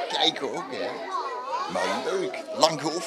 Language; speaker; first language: Dutch; native; Dutch